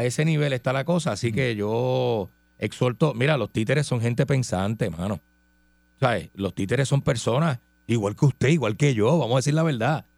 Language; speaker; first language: Spanish; native; Spanish